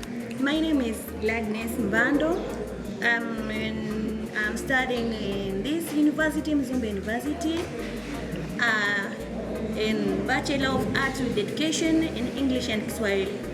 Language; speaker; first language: English; non-native, learner; Swahili